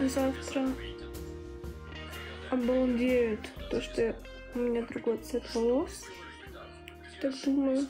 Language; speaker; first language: Russian; native; Russian